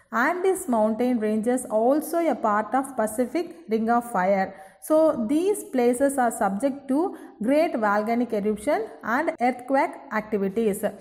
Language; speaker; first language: English; non-native, local second language; Tamil